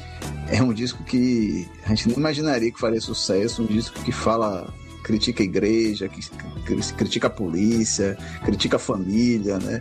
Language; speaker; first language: Portuguese; native; Portuguese